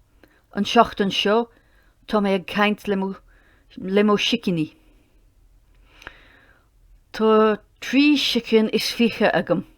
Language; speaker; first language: Irish; non-native, learner; English